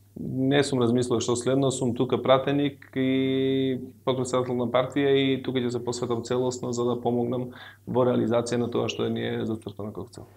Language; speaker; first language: Macedonian; non-native, local second language; Albanian